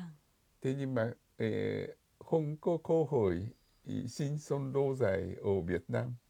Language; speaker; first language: Vietnamese; non-native, fluent; Japanese